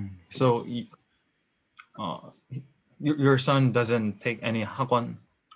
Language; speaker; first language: English; non-native, learner; Korean